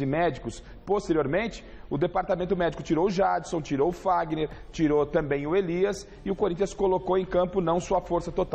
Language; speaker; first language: Portuguese; native; Portuguese